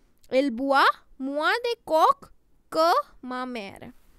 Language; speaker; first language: French; non-native, learner; Hindi